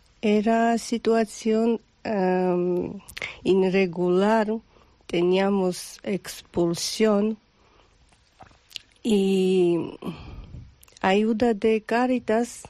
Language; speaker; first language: Spanish; non-native, learner; Georgian